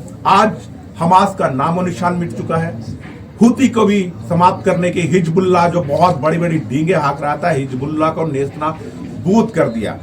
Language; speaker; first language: Hindi; native; Hindi